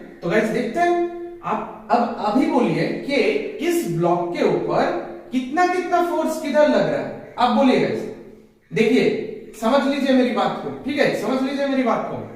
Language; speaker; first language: Hindi; native; Hindi